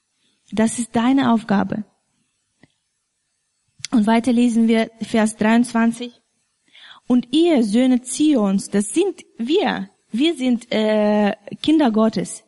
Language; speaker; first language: German; non-native, fluent; Russian